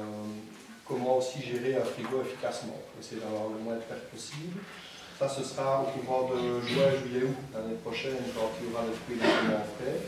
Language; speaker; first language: French; native; French